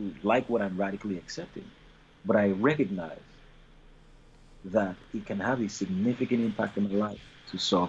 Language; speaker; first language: English; non-native, local second language; Yoruba